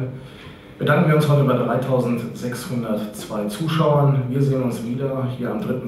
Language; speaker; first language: German; native; German